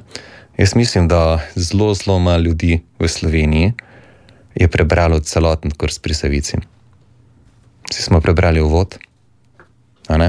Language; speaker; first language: Slovenian; native; Slovenian